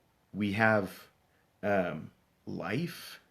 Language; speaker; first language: English; native; English